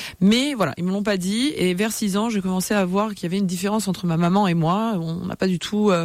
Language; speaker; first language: French; native; French